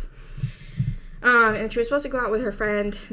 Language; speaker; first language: English; native; English